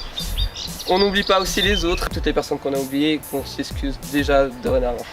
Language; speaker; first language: French; native; French